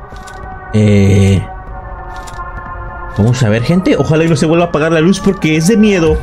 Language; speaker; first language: Spanish; native; Spanish